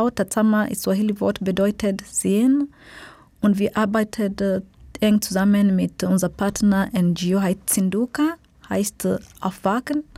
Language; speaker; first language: German; non-native, fluent; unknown